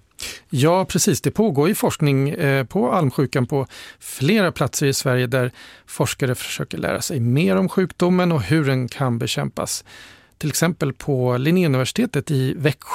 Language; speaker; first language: Swedish; native; Swedish